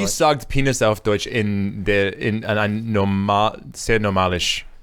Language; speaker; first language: German; non-native, learner; English